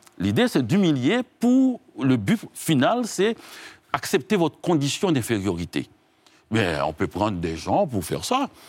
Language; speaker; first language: French; non-native, local second language; Haitian Creole